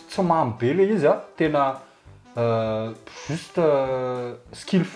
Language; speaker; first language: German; non-native, learner; Malagasy